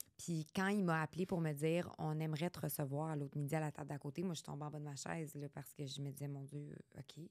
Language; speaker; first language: French; native; French